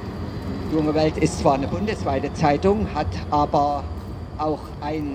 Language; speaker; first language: German; native; German